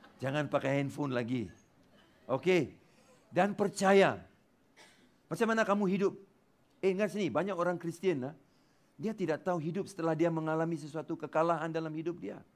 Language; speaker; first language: Malay; non-native, local second language; Tamil